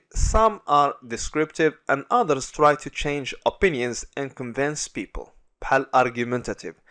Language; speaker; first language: English; non-native, fluent; Arabic